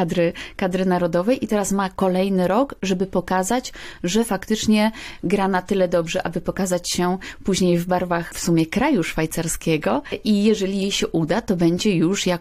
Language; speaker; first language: Polish; native; Polish